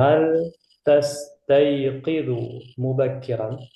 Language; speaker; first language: Arabic; non-native, fluent; Indonesian